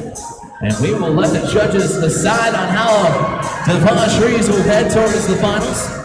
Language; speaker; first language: English; native; English